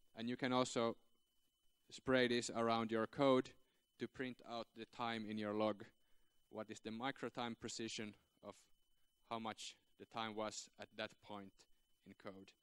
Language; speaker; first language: English; non-native, fluent; Finnish